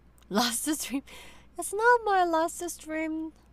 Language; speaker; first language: English; non-native, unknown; Korean